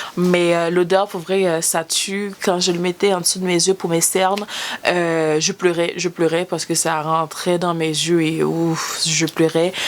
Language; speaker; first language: French; native; French